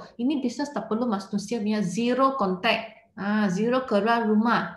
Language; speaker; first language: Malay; non-native, local second language; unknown